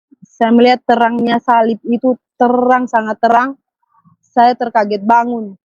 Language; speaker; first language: Indonesian; native; Indonesian